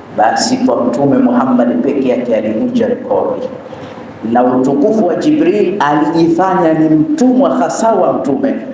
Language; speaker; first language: Swahili; native; Swahili